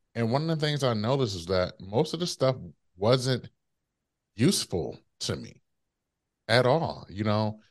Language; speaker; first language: English; native; English